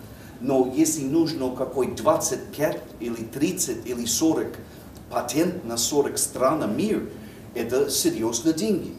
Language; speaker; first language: Russian; non-native, learner; English